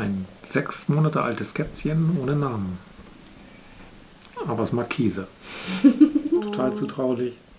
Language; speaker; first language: German; native; German